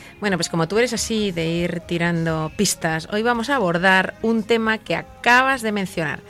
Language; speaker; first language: Spanish; native; Spanish